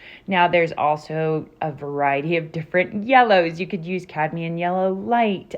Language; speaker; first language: English; native; English